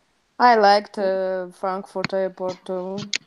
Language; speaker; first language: English; non-native, learner; Russian